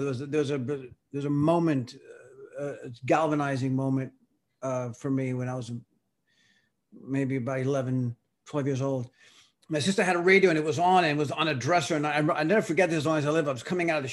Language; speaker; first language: English; early bilingual, other home language; Spanish